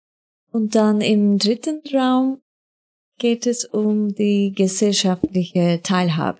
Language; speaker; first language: German; non-native, fluent; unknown